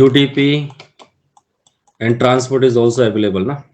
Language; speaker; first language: English; non-native, local second language; Hindi